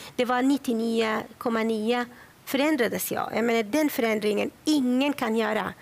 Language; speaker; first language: Swedish; non-native, fluent; Kurdish